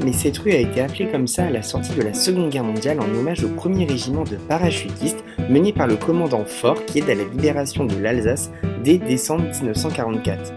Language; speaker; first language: French; native; French